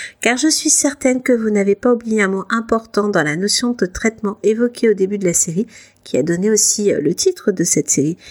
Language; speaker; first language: French; native; French